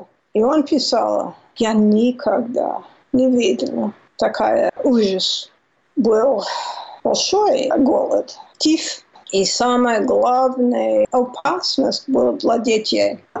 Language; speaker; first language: Russian; non-native, fluent; English